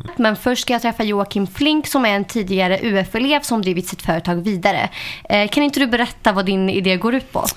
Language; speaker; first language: Swedish; native; Swedish